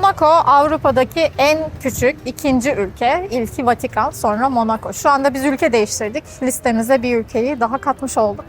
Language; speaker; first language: Turkish; native; Turkish